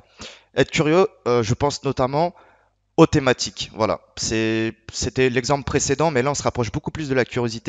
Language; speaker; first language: French; native; French